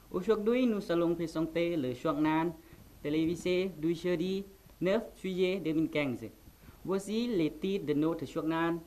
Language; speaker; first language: French; non-native, learner; Lao